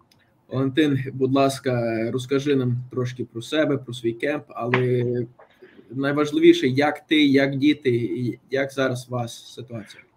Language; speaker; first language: Ukrainian; early bilingual, heritage; Ukrainian